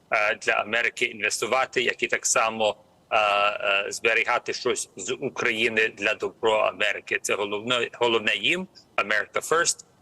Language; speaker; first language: Ukrainian; early bilingual, heritage; Ukrainian